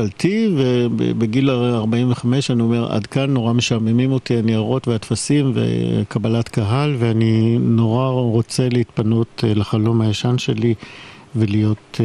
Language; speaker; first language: Hebrew; native; Hebrew